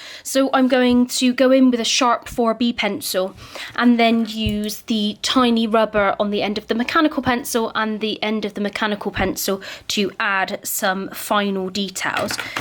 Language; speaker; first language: English; native; English